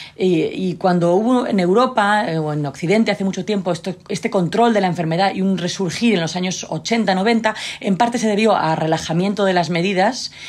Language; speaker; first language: Spanish; native; Spanish